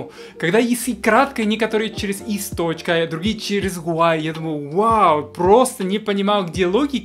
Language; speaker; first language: Russian; non-native, fluent; Spanish